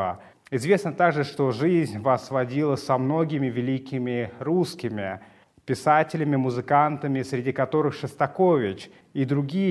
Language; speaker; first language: Russian; native; Russian